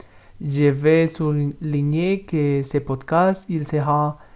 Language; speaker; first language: French; non-native, learner; Spanish